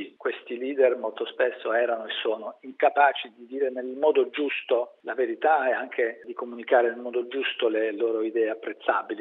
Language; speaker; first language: Italian; native; Italian